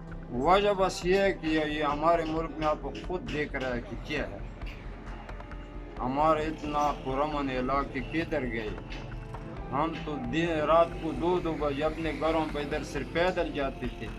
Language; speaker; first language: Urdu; non-native, local second language; Pashto